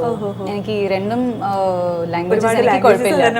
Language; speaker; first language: Malayalam; non-native, learner; Kannada